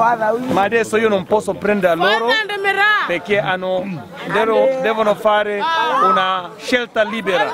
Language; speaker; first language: Italian; non-native, fluent; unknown